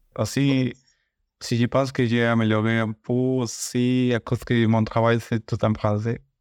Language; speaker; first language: French; non-native, fluent; Spanish